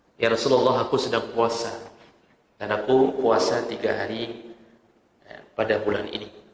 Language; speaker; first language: Malay; non-native, local second language; Achinese